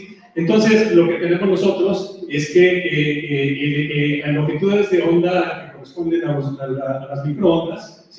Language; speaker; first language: Spanish; native; Spanish